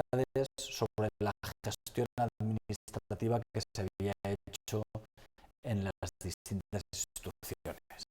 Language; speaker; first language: Spanish; native; Spanish